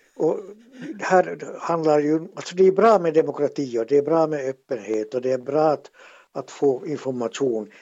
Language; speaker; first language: Swedish; native; Swedish